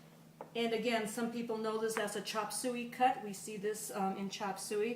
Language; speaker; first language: English; native; English